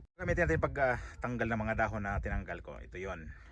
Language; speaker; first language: Filipino; native; Filipino